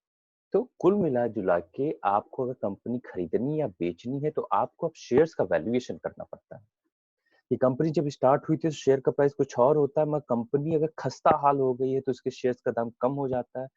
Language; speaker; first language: Hindi; native; Hindi